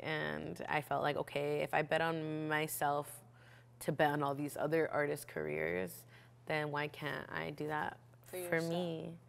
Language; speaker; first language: English; early bilingual, other home language; Spanish